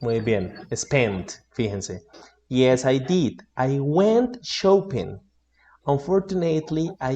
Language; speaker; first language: English; non-native, fluent; Spanish